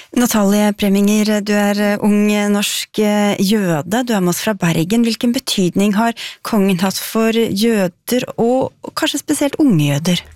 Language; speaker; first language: Norwegian; native; Norwegian